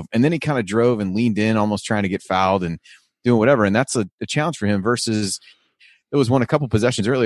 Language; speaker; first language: English; native; English